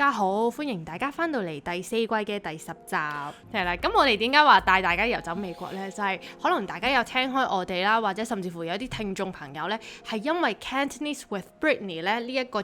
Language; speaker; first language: Cantonese; native; Cantonese